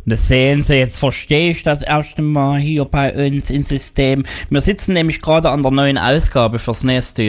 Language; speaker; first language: German; native; German